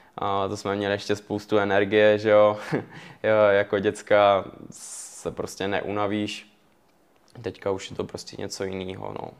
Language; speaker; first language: Czech; native; Czech